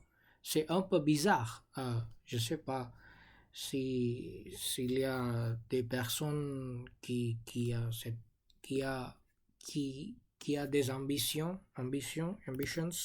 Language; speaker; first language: French; non-native, learner; English